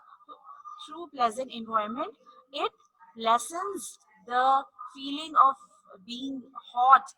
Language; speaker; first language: English; non-native, local second language; Urdu